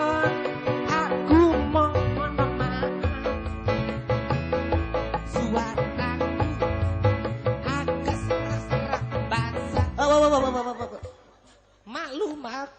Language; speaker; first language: Indonesian; non-native, local second language; Sundanese